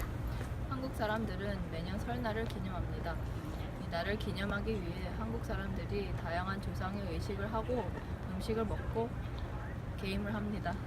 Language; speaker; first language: Korean; non-native, learner; English